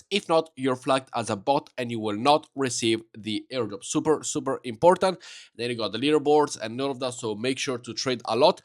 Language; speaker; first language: English; non-native, fluent; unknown